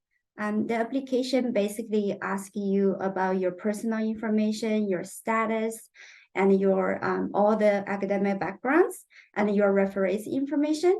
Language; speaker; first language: English; non-native, fluent; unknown